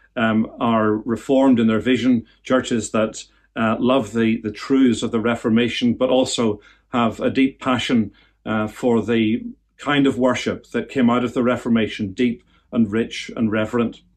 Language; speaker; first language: English; native; English